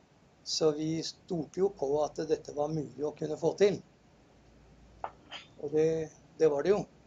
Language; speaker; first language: Norwegian; native; Norwegian